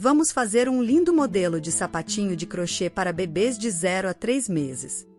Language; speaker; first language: Portuguese; native; Portuguese